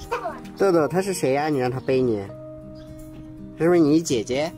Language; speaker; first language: Chinese; non-native, fluent; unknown